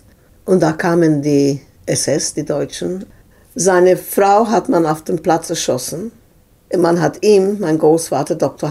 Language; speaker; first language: German; non-native, fluent; Serbian